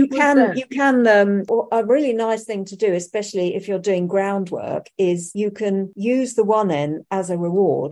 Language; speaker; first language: English; native; English